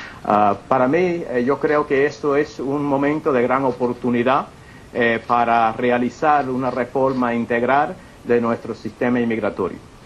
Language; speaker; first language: Spanish; early bilingual, heritage; Spanish